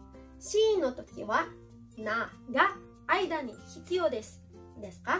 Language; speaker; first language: Japanese; non-native, fluent; Filipino